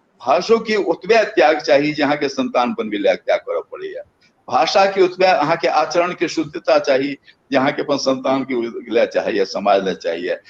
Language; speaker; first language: Maithili; native; Maithili